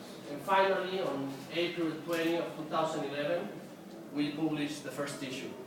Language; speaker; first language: English; non-native, fluent; Spanish